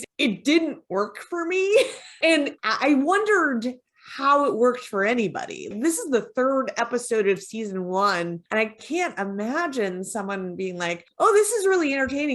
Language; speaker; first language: English; native; English